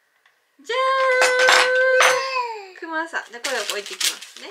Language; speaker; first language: Japanese; native; Japanese